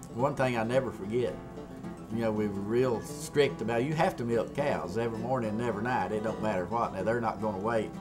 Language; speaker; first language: English; native; English